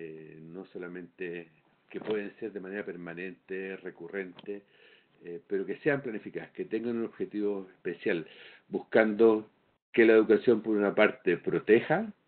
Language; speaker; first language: Spanish; native; Spanish